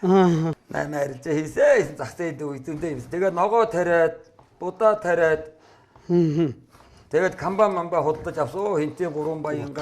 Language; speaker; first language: Mongolian; native; Mongolian